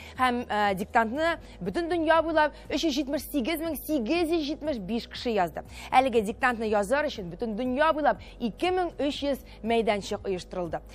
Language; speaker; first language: Tatar; native; Tatar